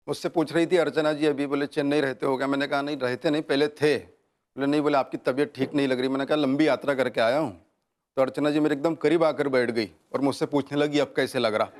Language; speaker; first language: Hindi; non-native, local second language; Telugu